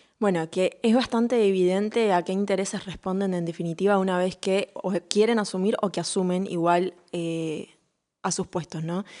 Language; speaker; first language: Spanish; native; Spanish